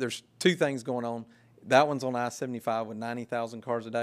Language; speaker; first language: English; native; English